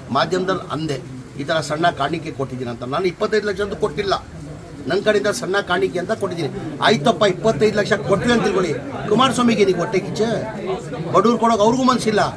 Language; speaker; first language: Kannada; non-native, local second language; Urdu